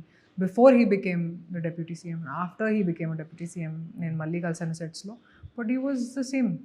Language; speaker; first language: Telugu; non-native, local second language; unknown